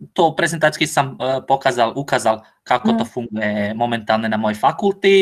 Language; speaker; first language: Slovak; non-native, learner; Croatian